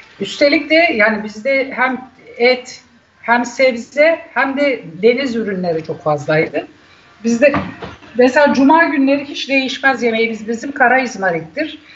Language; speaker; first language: Turkish; native; Turkish